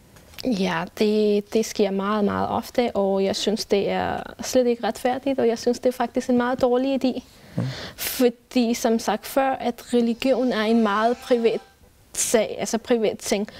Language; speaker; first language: Danish; non-native, fluent; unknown